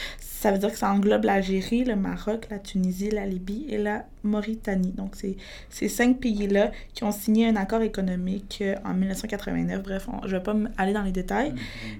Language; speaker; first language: French; early bilingual, other home language; Spanish